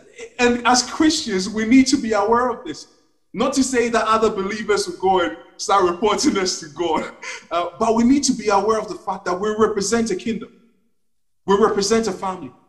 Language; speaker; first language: English; non-native, local second language; Akan